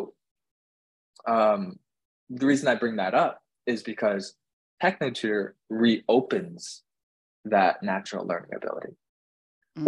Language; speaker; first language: English; native; English